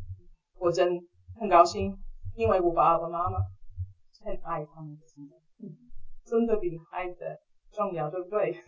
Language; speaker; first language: Chinese; non-native, fluent; English